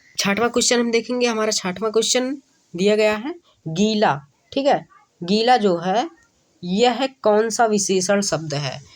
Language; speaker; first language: Hindi; native; Hindi